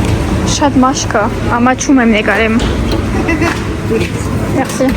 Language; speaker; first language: Armenian; early bilingual, heritage; Armenian